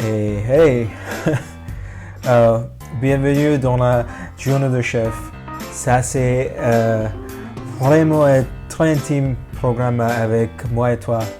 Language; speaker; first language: French; non-native, fluent; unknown